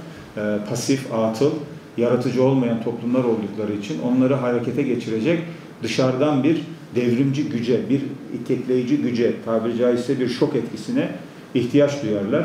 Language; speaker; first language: Turkish; native; Turkish